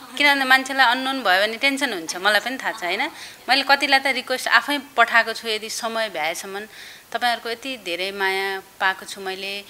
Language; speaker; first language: Nepali; native; Nepali